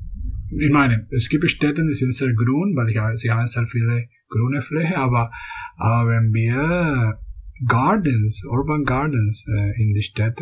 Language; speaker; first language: German; non-native, fluent; Spanish